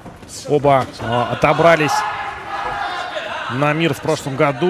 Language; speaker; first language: Russian; native; Russian